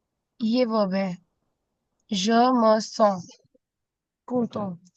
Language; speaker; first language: French; non-native, fluent; Hindi